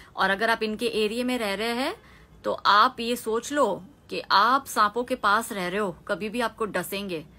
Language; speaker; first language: Hindi; non-native, local second language; Gujarati